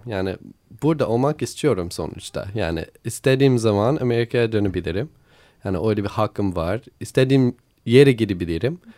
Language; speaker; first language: Turkish; non-native, learner; English